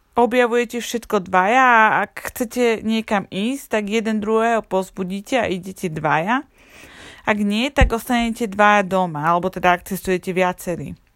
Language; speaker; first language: Slovak; native; Slovak